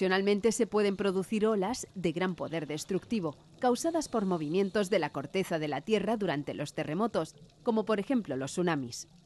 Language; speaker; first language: Spanish; native; Spanish